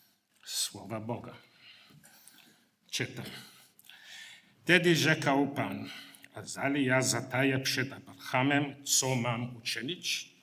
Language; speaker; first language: Polish; non-native, learner; English